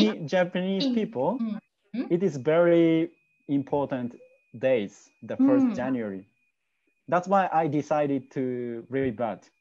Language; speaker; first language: English; non-native, learner; Japanese